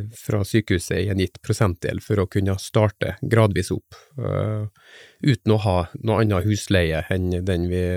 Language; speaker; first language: Norwegian; native; Norwegian